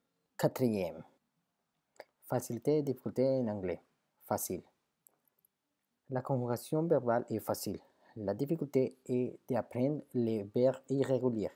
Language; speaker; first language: French; non-native, fluent; Spanish